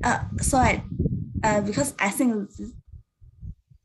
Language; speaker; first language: English; non-native, learner; Chinese